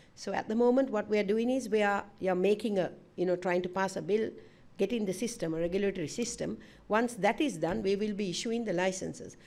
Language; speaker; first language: English; non-native, local second language; Sinhala